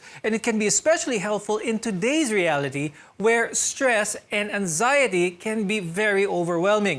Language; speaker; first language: English; non-native, local second language; Filipino